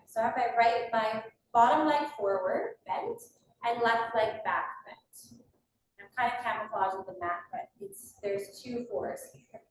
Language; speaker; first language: English; native; English